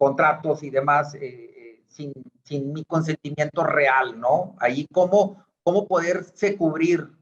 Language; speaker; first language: Spanish; native; Spanish